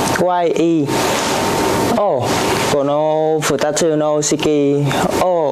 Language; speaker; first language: Japanese; non-native, learner; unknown